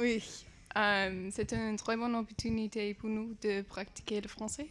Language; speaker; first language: French; non-native, learner; English